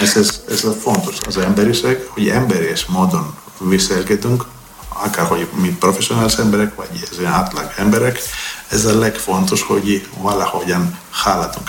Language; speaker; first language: Hungarian; non-native, learner; Greek